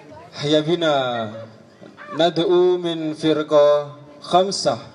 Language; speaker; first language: Arabic; non-native, learner; Indonesian